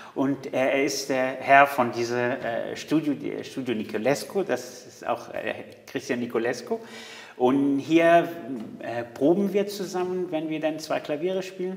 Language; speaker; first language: German; non-native, fluent; Arabic